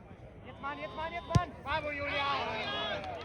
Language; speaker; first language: German; native; German